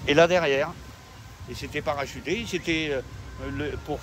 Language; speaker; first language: French; native; French